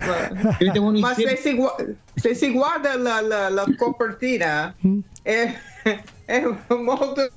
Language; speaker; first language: Italian; non-native, learner; English